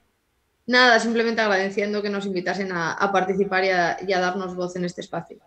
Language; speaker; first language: Spanish; native; Spanish